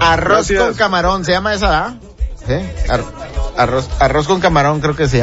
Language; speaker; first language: Spanish; native; Spanish